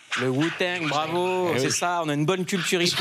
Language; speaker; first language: French; native; French